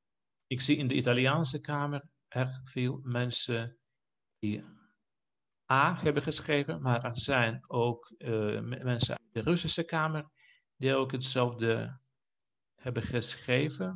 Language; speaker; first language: Dutch; non-native, fluent; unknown